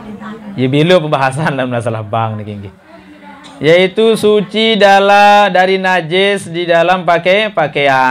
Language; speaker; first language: Indonesian; non-native, local second language; Sasak